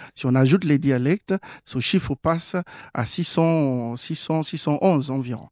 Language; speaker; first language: French; non-native, fluent; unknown